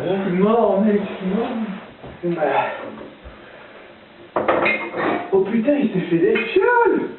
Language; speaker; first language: French; native; French